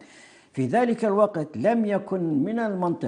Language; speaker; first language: Arabic; native; Arabic